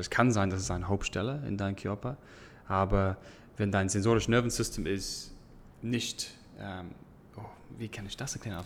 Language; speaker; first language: German; non-native, learner; English